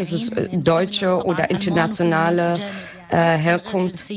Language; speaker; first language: German; non-native, learner; Arabic